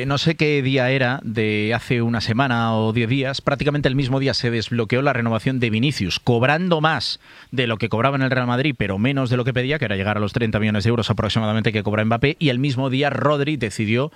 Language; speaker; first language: Spanish; native; Spanish